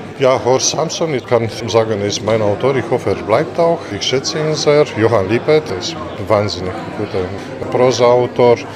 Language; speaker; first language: German; non-native, fluent; Romanian